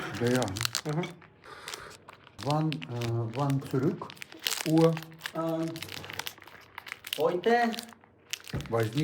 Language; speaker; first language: German; non-native, learner; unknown